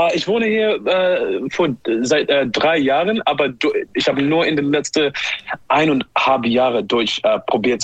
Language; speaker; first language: German; non-native, learner; English